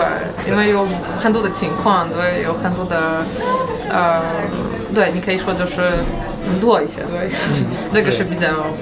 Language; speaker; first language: Chinese; non-native, learner; Polish